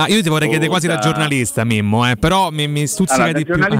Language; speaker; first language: Italian; native; Italian